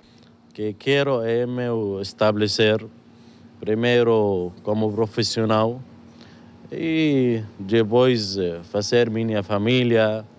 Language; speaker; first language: Portuguese; non-native, fluent; Arabic